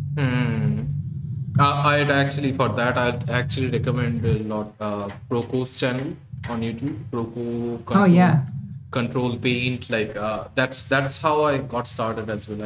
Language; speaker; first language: English; non-native, local second language; Bangla